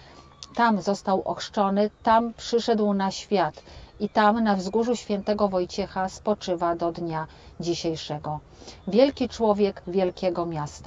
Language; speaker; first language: Polish; native; Polish